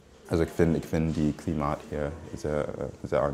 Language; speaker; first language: German; non-native, fluent; English